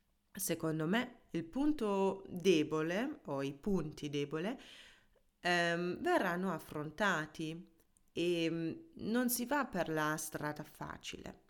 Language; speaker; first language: Italian; non-native, fluent; German